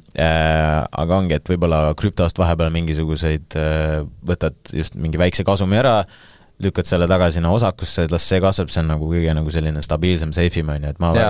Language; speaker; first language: Estonian; non-native, local second language; Russian